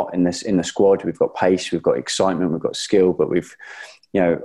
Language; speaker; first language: English; native; English